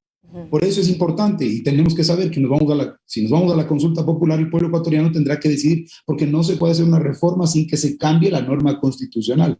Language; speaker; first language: Spanish; native; Spanish